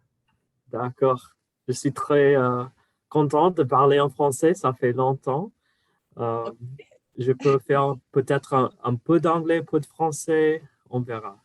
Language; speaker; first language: French; non-native, fluent; English